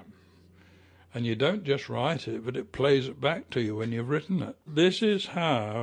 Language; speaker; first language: English; native; English